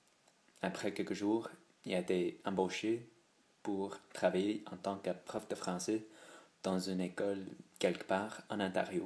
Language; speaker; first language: French; non-native, learner; English